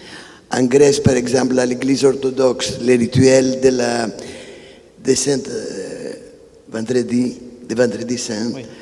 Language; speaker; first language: French; non-native, fluent; Greek